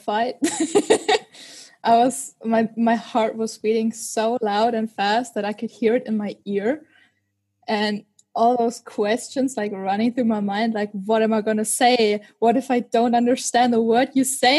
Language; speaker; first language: English; non-native, fluent; German